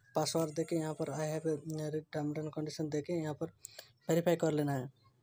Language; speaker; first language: Hindi; native; Hindi